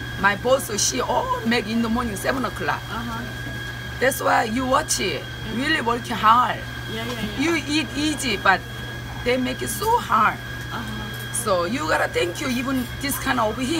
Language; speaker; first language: English; non-native, learner; Korean